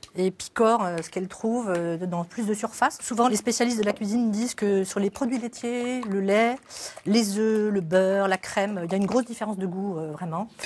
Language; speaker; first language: French; native; French